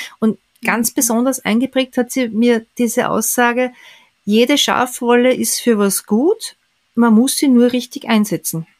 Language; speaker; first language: German; native; German